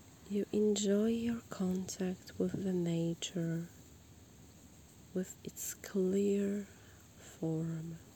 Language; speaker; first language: English; non-native, fluent; Polish